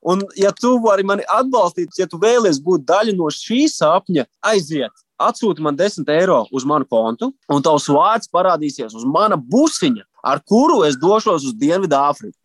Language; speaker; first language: Latvian; native; Latvian